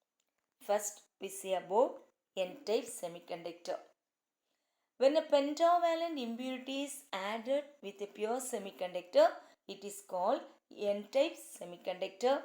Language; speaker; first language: English; non-native, local second language; Tamil